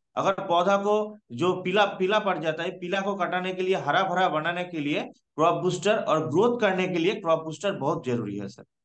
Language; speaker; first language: Hindi; non-native, local second language; Bangla